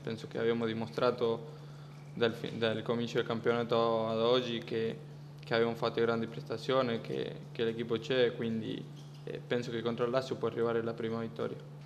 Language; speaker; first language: Italian; non-native, fluent; Spanish